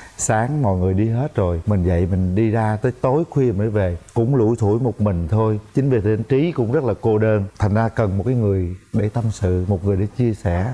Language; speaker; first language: Vietnamese; native; Vietnamese